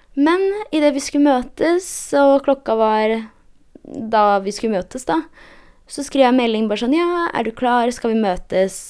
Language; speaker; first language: Norwegian; early bilingual, other home language; Polish